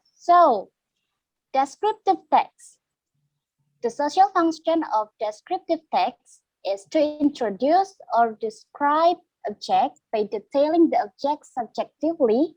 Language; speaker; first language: English; non-native, learner; Indonesian